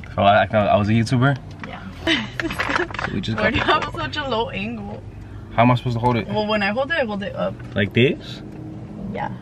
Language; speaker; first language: English; native; English